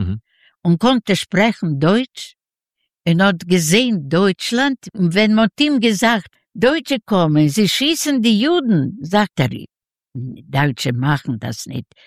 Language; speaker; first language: German; non-native, learner; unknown